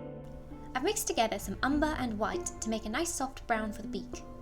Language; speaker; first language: English; native; English